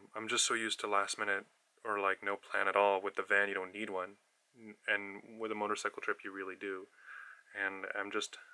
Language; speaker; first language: English; native; English